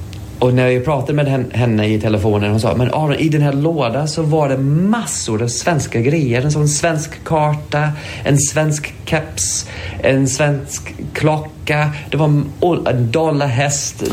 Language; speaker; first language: Swedish; non-native, fluent; English